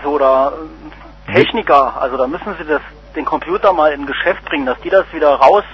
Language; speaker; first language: German; native; German